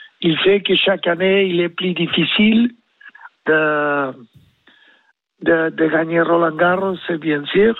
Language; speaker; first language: French; non-native, learner; Spanish